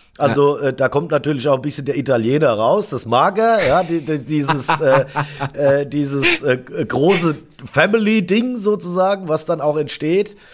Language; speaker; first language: German; native; German